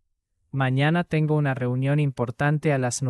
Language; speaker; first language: Spanish; non-native, fluent; English